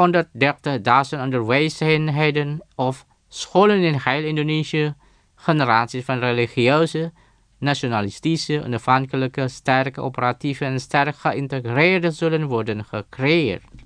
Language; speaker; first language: Dutch; non-native, fluent; Indonesian